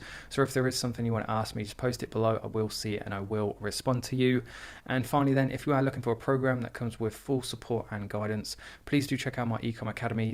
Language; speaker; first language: English; native; English